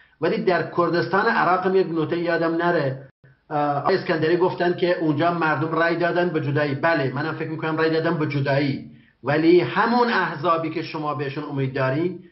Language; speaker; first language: Persian; non-native, local second language; Kurdish